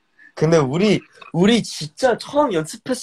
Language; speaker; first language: Korean; early bilingual, heritage; English